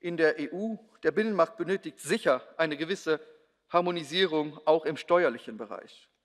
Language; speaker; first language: German; non-native, local second language; Luxembourgish